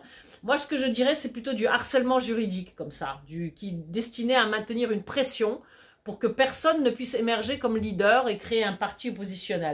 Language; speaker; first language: French; early bilingual, other home language; Polish